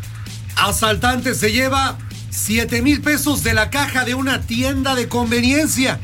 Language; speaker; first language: Spanish; native; Spanish